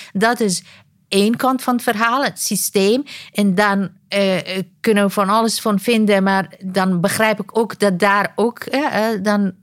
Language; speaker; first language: Dutch; non-native, fluent; Persian